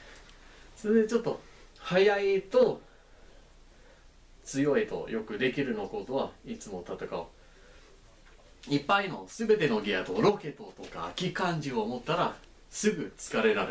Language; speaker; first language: Japanese; non-native, learner; English